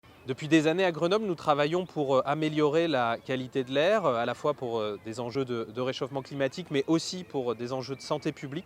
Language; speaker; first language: French; native; French